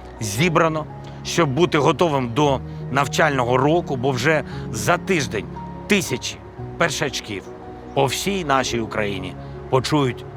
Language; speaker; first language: Ukrainian; non-native, local second language; Russian